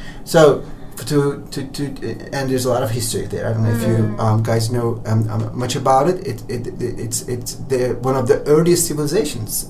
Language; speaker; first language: English; non-native, fluent; Turkish